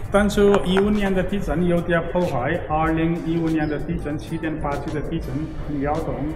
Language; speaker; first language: Chinese; non-native, learner; Nepali